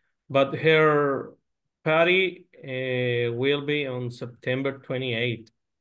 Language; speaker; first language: English; non-native, learner; Spanish